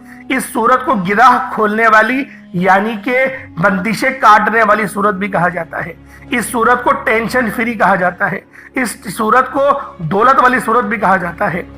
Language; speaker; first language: Urdu; native; Urdu